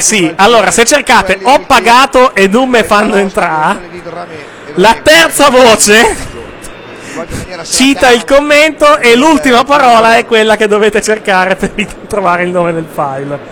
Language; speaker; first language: Italian; native; Italian